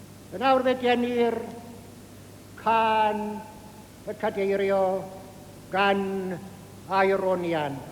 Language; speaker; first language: Welsh; native; Welsh